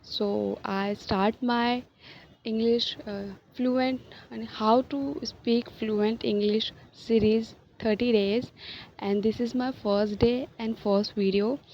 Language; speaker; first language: English; non-native, learner; Hindi